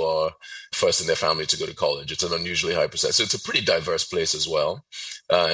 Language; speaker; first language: English; non-native, local second language; Yoruba